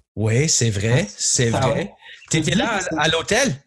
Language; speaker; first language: French; native; French